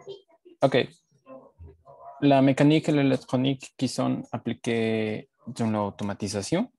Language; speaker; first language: French; non-native, learner; Spanish